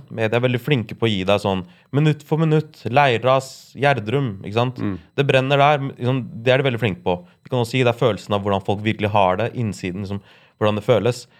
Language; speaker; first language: Norwegian; native; Norwegian